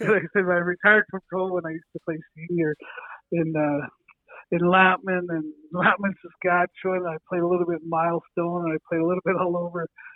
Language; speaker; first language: English; native; English